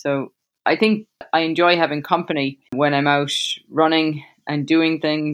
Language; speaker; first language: English; native; English